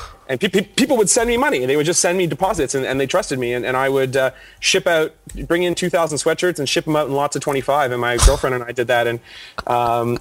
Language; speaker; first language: English; native; English